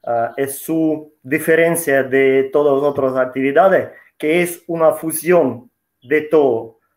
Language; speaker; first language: Italian; non-native, learner; Russian